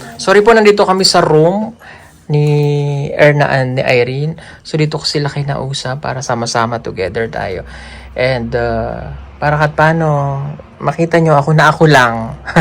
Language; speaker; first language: Filipino; non-native, local second language; Cebuano